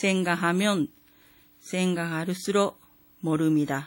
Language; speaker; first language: Korean; non-native, learner; Japanese